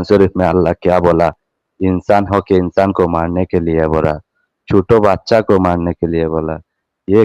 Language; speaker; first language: Hindi; non-native, learner; Bangla